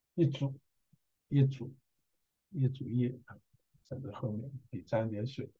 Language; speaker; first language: Chinese; native; Chinese